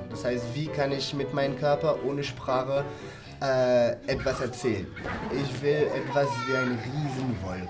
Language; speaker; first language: German; non-native, fluent; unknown